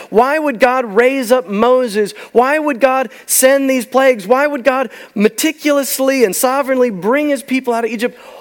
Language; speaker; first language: English; native; English